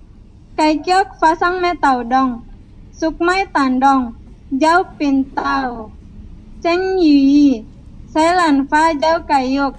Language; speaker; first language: Cantonese; non-native, learner; Indonesian